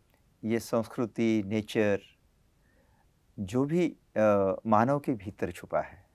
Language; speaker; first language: Hindi; native; Hindi